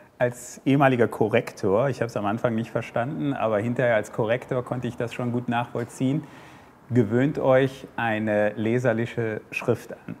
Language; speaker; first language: German; early bilingual, other home language; Armenian